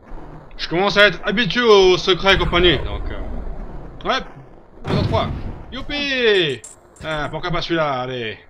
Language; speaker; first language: French; native; French